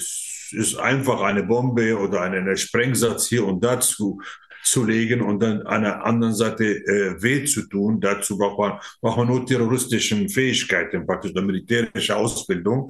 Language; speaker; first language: German; non-native, fluent; Arabic